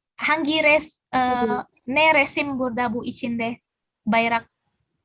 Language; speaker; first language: Turkish; non-native, learner; Indonesian